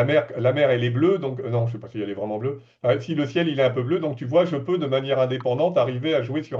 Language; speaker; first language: French; native; French